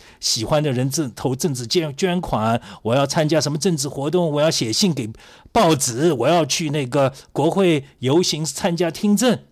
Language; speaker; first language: Chinese; native; Chinese